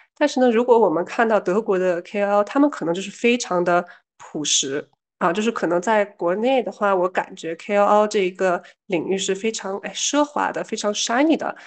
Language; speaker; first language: Chinese; early bilingual, heritage; Chinese